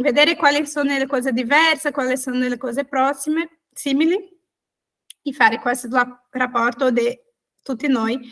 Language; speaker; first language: Italian; non-native, fluent; Portuguese